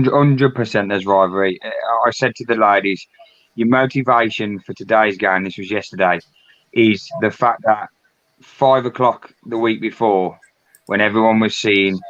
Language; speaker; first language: English; native; English